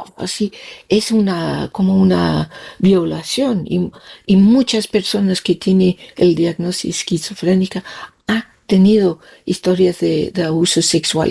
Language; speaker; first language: Spanish; non-native, learner; Danish